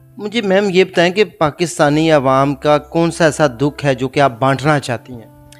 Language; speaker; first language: Urdu; native; Urdu